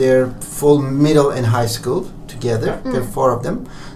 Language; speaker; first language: English; non-native, fluent; Turkish